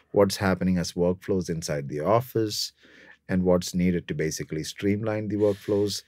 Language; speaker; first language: English; non-native, local second language; Malayalam